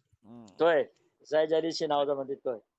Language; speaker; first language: Chinese; non-native, learner; Urdu